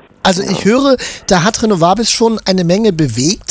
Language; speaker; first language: German; native; German